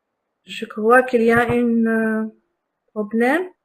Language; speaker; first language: French; non-native, local second language; Arabic